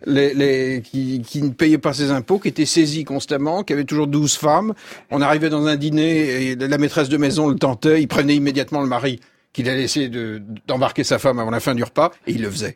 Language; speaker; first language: French; native; French